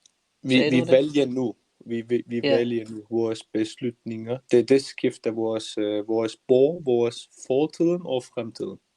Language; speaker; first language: Danish; non-native, learner; Turkish